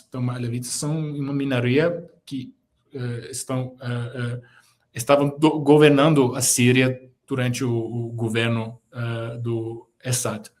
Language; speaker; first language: Portuguese; non-native, fluent; Turkish